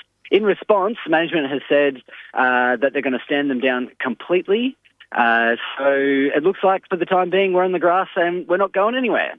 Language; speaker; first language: English; native; English